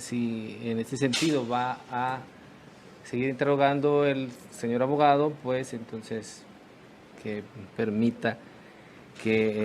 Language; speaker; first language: Spanish; native; Spanish